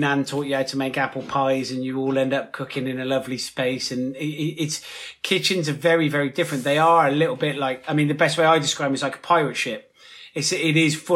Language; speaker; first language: English; native; English